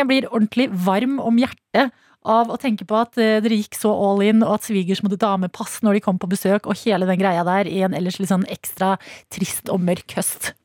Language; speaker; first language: Norwegian; native; Norwegian